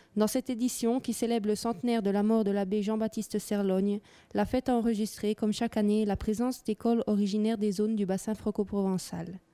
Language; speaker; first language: French; non-native, local second language; Italian